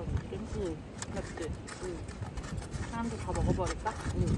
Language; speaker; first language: Korean; native; Korean